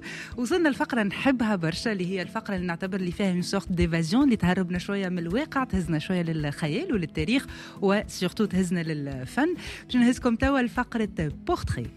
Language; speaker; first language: Arabic; native; Arabic